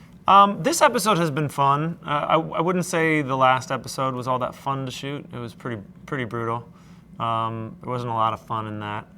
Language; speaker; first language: English; native; English